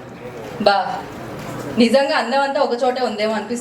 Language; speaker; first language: Telugu; native; Telugu